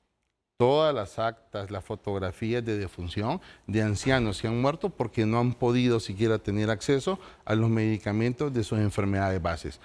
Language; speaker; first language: Spanish; native; Spanish